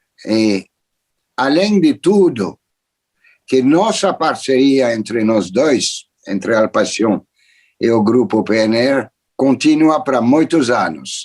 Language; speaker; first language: Portuguese; non-native, fluent; French